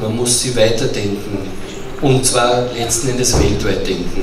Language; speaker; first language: German; native; German